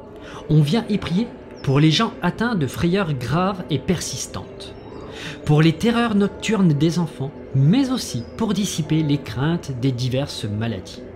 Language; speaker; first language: French; native; French